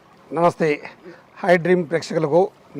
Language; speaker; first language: Telugu; non-native, learner; Marathi